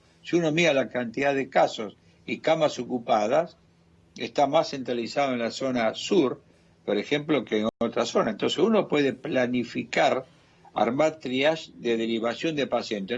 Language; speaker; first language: Spanish; native; Spanish